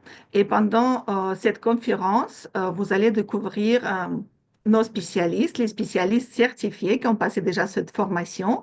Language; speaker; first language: French; non-native, fluent; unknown